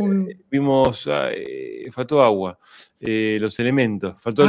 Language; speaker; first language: Spanish; native; Spanish